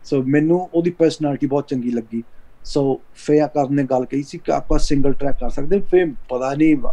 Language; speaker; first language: Punjabi; early bilingual, heritage; Punjabi